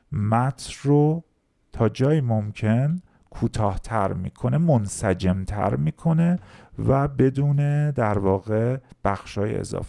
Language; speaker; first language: Persian; native; Persian